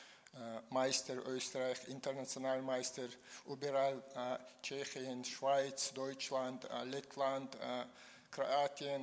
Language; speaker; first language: German; non-native, learner; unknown